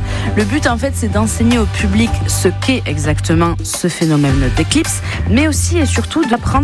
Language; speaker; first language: French; native; French